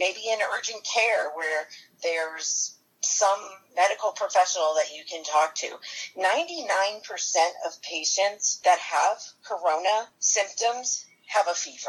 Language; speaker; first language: English; native; English